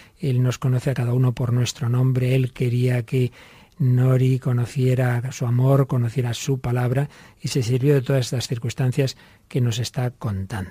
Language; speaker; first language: Spanish; native; Spanish